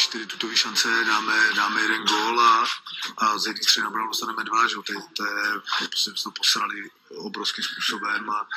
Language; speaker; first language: Czech; native; Czech